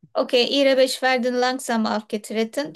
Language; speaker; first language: German; non-native, learner; Turkish